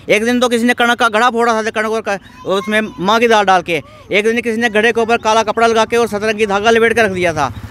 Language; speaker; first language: Hindi; native; Hindi